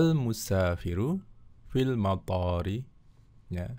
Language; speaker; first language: Arabic; non-native, fluent; Indonesian